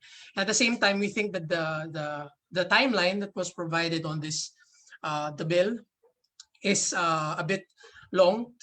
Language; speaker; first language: English; non-native, local second language; Filipino